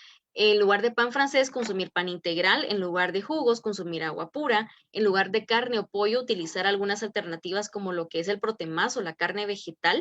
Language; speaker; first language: Spanish; native; Spanish